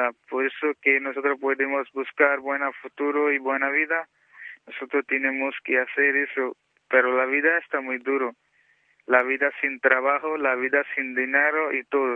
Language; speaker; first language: Spanish; non-native, learner; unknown